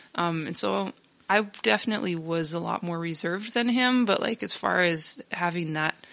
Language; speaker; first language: English; native; English